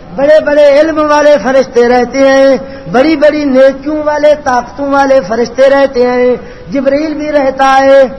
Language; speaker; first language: Urdu; non-native, local second language; Punjabi